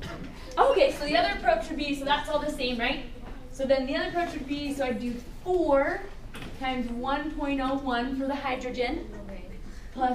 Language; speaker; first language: English; native; English